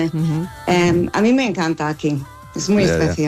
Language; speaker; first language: Spanish; non-native, learner; English